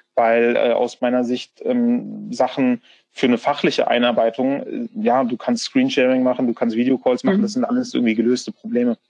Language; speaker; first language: German; native; German